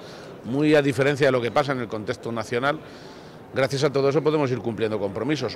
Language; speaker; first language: Spanish; native; Spanish